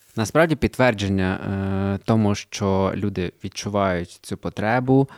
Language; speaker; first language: Ukrainian; native; Ukrainian